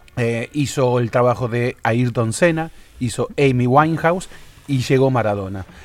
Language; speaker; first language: Spanish; native; Spanish